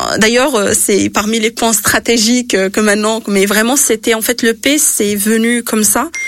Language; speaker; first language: French; non-native, local second language; Arabic